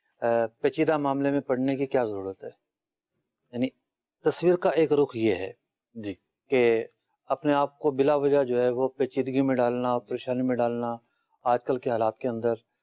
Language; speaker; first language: Urdu; native; Urdu